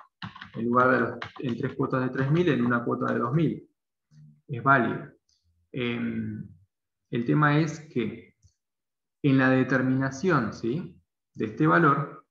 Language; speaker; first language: Spanish; native; Spanish